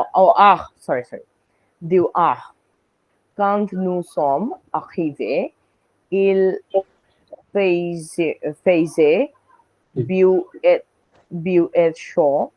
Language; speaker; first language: French; non-native, learner; Bangla